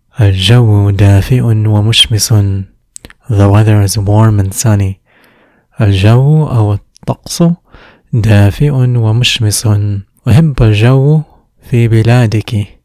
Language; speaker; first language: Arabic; non-native, fluent; English